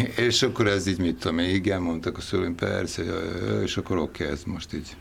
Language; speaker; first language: Hungarian; non-native, local second language; Serbian